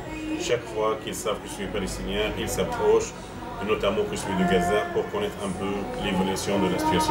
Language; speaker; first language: French; non-native, fluent; Arabic